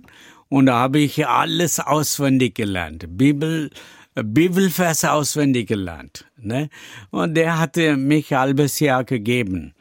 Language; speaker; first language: German; non-native, learner; Tamil